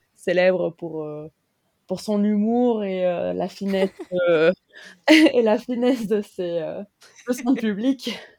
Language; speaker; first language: French; non-native, fluent; Spanish